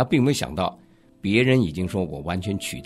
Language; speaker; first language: Chinese; native; Chinese